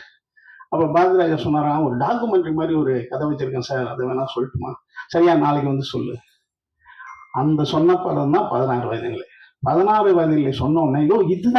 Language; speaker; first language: Tamil; native; Tamil